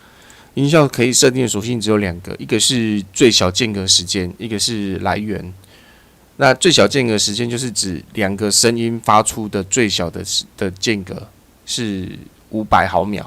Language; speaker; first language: Chinese; native; Chinese